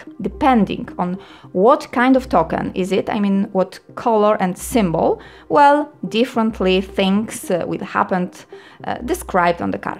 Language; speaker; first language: English; non-native, fluent; Polish